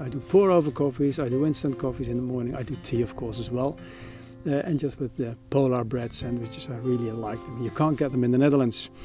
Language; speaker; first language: English; non-native, fluent; Dutch